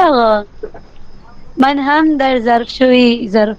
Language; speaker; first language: Persian; non-native, learner; Urdu